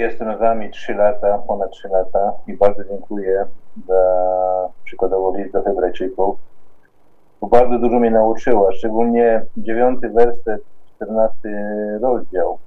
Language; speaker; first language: Polish; non-native, fluent; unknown